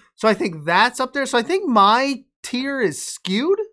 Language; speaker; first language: English; native; English